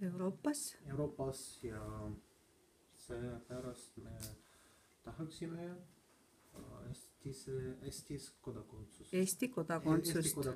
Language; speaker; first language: Estonian; non-native, learner; Russian